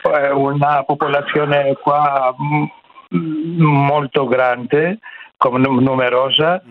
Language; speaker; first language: Italian; non-native, fluent; Greek